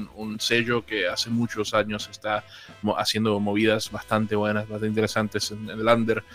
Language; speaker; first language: Spanish; native; Spanish